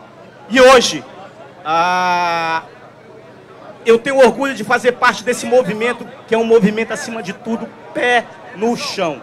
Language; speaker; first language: Portuguese; native; Portuguese